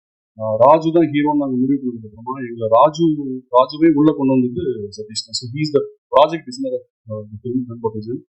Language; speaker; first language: Tamil; native; Tamil